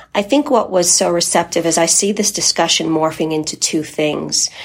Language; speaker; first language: English; early bilingual, other home language; Polish